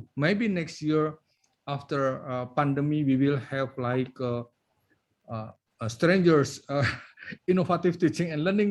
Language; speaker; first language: English; non-native, learner; Indonesian